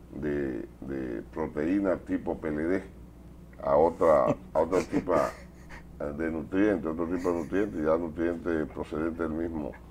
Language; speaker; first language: Spanish; native; Spanish